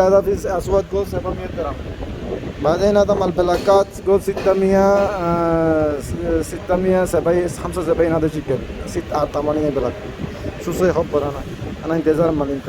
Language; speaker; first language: Arabic; non-native, learner; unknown